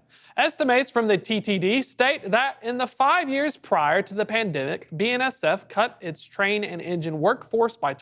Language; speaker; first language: English; native; English